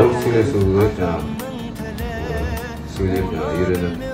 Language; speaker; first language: Kazakh; non-native, local second language; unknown